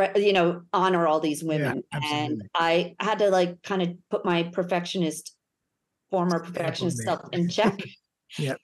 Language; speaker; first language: English; native; English